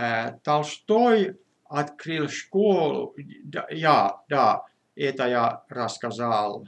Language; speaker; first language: Russian; non-native, fluent; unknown